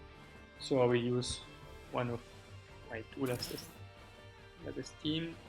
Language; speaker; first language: English; non-native, learner; French